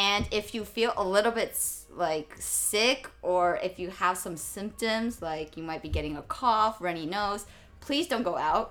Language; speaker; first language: English; early bilingual, other home language; Chinese